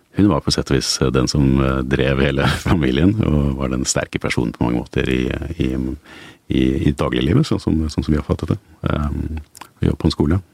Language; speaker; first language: Norwegian; native; Norwegian